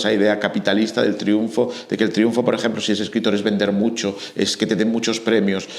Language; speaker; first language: Spanish; native; Spanish